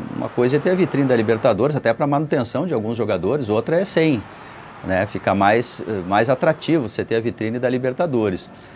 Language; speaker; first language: Portuguese; native; Portuguese